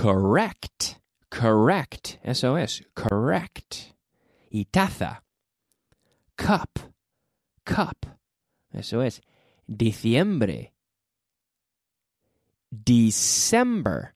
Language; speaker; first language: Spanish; non-native, fluent; English